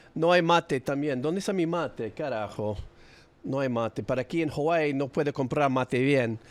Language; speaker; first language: Spanish; non-native, learner; English